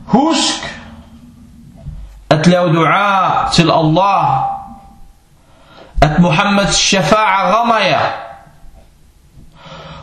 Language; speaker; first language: Danish; early bilingual, other home language; Arabic